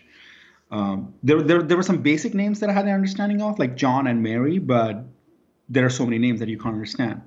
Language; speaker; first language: English; non-native, local second language; Hindi